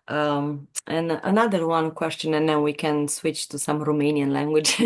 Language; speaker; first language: English; non-native, fluent; Romanian